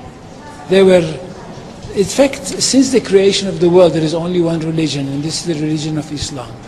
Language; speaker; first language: English; non-native, fluent; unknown